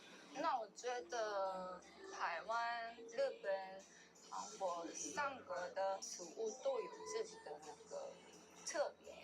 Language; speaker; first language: Chinese; non-native, learner; Korean